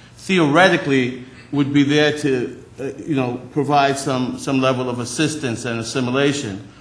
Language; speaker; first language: English; early bilingual, other home language; Spanish